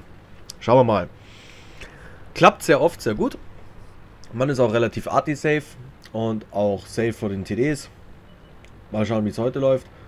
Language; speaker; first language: German; native; German